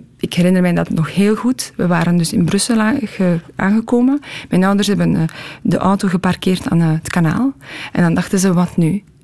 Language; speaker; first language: Dutch; early bilingual, other home language; Polish